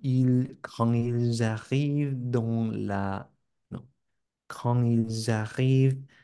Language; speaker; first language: French; non-native, learner; English